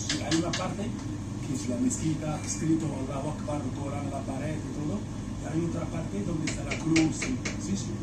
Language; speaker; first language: Spanish; non-native, fluent; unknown